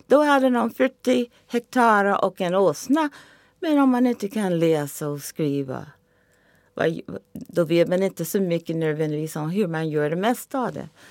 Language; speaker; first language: Swedish; non-native, fluent; English